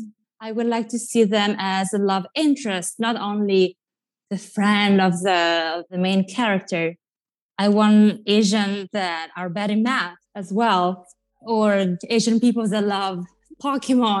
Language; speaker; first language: English; non-native, fluent; Italian